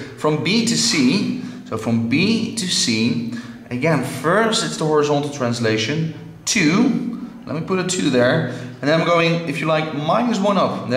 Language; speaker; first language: English; non-native, fluent; Dutch